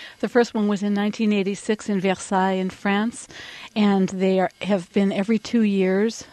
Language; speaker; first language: English; early bilingual, other home language; French